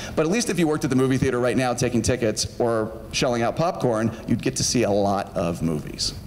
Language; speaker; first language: English; native; English